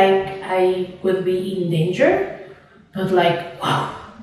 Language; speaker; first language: English; non-native, fluent; Spanish